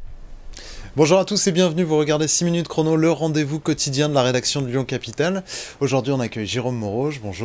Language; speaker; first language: French; native; French